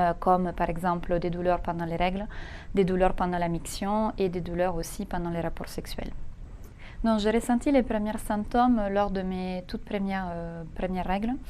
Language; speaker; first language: French; non-native, fluent; Italian